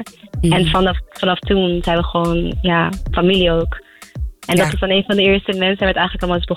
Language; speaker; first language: Dutch; early bilingual, other home language; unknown